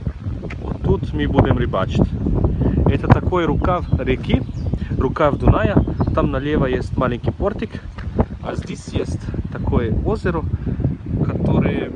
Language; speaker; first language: Russian; early bilingual, heritage; Russian